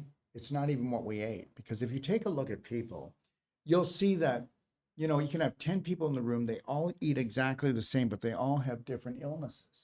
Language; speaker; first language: English; native; English